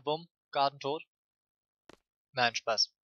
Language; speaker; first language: German; native; German